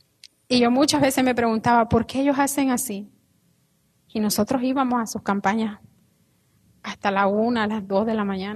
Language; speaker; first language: Spanish; native; Spanish